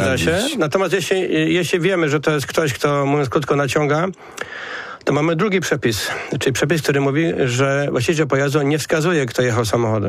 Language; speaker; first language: Polish; native; Polish